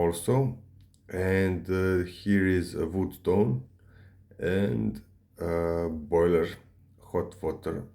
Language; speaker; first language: English; non-native, learner; Serbian